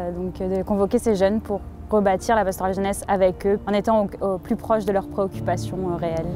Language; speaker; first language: French; native; French